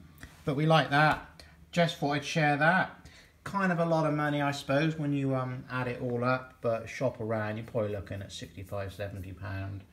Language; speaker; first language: English; native; English